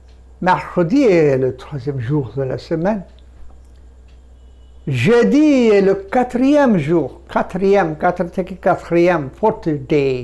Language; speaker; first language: French; non-native, fluent; Bangla